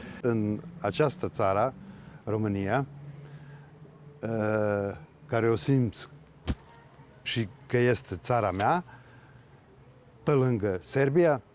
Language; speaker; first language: Romanian; early bilingual, heritage; Serbian